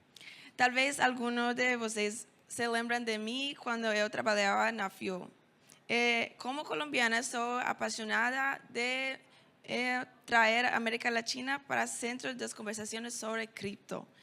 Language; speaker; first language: Portuguese; non-native, learner; Spanish